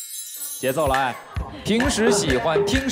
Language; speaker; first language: Chinese; native; Chinese